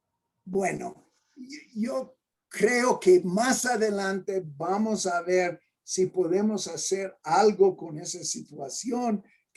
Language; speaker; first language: Spanish; non-native, fluent; English